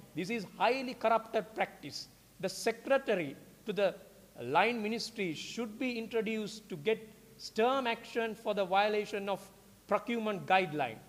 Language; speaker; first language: English; non-native, local second language; Sinhala